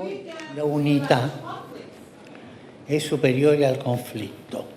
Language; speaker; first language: Italian; non-native, fluent; Spanish